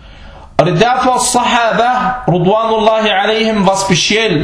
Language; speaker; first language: Danish; non-native, fluent; Arabic